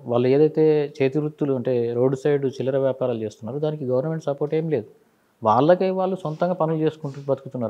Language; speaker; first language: Telugu; non-native, local second language; Urdu